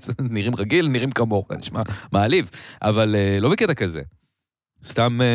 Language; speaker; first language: Hebrew; native; Hebrew